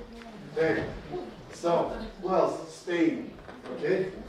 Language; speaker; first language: English; non-native, fluent; Turkish